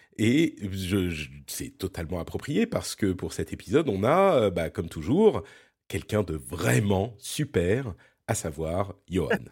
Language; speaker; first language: French; early bilingual, other home language; Arabic